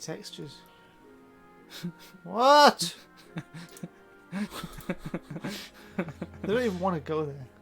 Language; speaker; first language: English; native; English